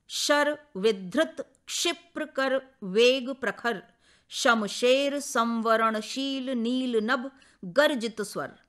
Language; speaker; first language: Hindi; native; Hindi